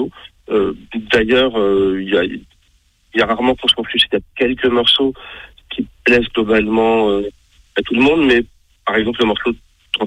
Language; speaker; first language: French; native; French